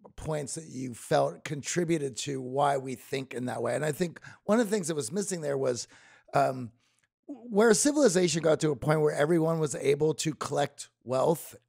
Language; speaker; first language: English; native; English